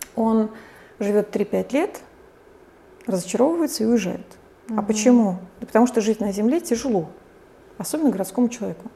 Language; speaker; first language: Russian; native; Russian